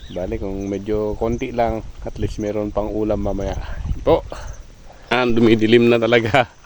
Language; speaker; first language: Filipino; native; Filipino